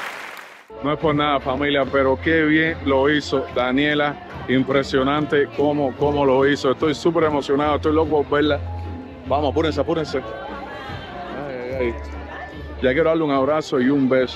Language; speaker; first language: Spanish; native; Spanish